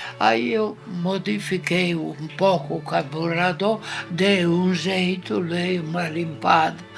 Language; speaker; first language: Portuguese; non-native, fluent; Italian